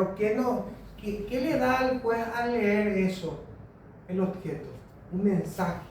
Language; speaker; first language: Spanish; native; Spanish